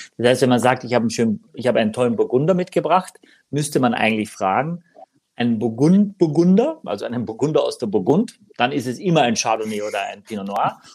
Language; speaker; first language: German; native; German